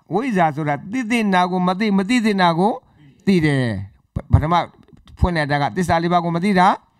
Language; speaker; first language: Burmese; native; Burmese